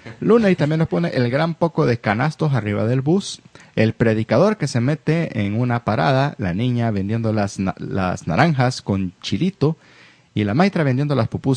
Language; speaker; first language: Spanish; native; Spanish